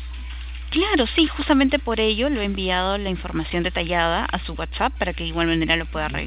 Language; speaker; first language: Spanish; native; Spanish